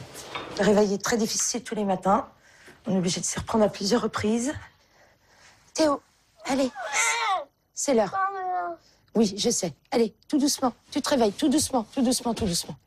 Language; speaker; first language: French; native; French